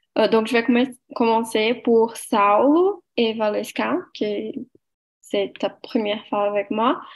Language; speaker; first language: French; non-native, learner; Portuguese